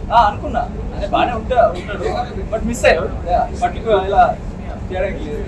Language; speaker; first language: Telugu; non-native, local second language; Kannada